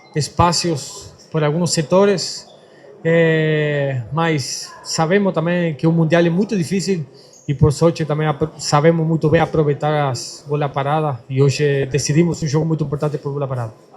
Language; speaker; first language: Portuguese; non-native, fluent; Spanish